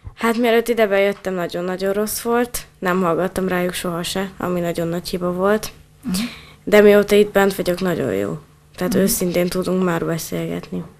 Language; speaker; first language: Hungarian; native; Hungarian